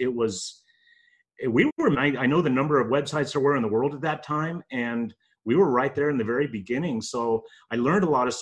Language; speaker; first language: English; native; English